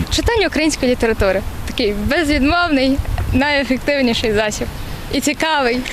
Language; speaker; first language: Ukrainian; non-native, local second language; Russian